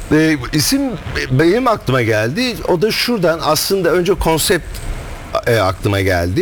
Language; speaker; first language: Turkish; native; Turkish